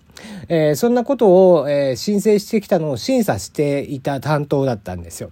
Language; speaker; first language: Japanese; native; Japanese